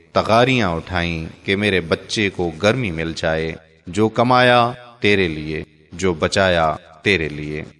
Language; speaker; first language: Urdu; native; Urdu